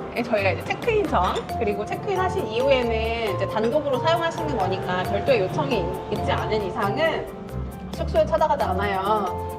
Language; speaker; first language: Korean; native; Korean